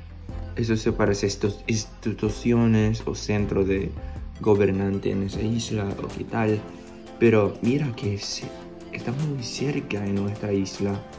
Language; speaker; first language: Spanish; non-native, fluent; Filipino